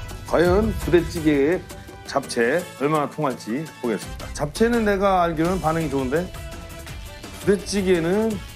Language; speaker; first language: Korean; native; Korean